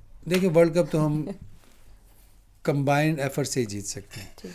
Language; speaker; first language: Urdu; native; Urdu